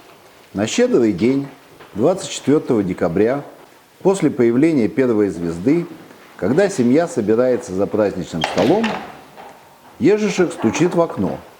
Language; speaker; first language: Russian; native; Russian